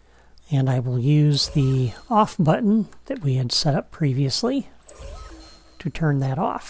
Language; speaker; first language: English; native; English